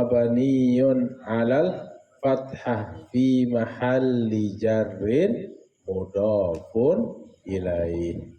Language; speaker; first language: Arabic; non-native, fluent; Indonesian